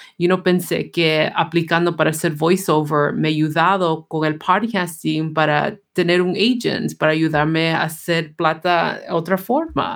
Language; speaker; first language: Spanish; early bilingual, heritage; Spanish